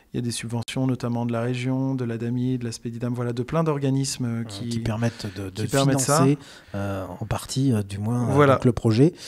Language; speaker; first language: French; native; French